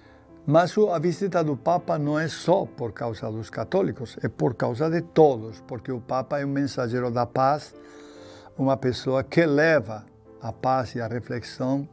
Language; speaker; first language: Portuguese; non-native, fluent; Spanish